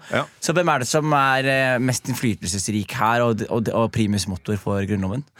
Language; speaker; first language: Norwegian; early bilingual, other home language; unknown